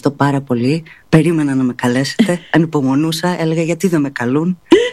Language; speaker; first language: Greek; native; Greek